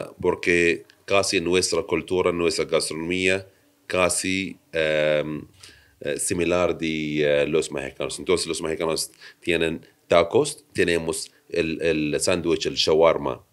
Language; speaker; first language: Spanish; non-native, learner; Arabic